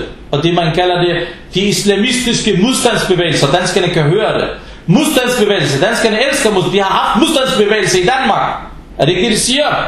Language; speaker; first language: Danish; non-native, fluent; Arabic